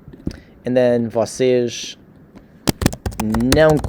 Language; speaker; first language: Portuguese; non-native, fluent; English